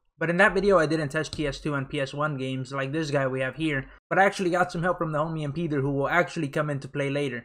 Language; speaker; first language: English; early bilingual, other home language; Spanish